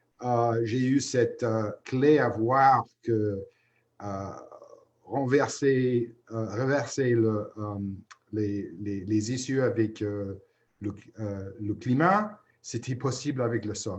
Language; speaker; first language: French; non-native, fluent; English